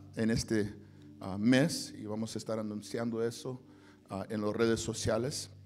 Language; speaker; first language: Spanish; early bilingual, heritage; Spanish